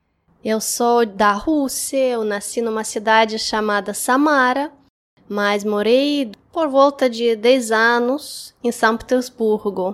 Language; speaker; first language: Portuguese; non-native, fluent; Russian